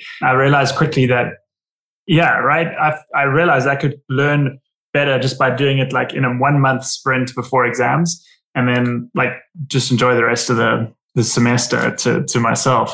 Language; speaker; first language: English; native; English